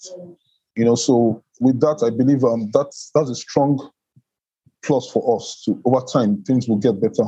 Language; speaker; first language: English; non-native, local second language; Yoruba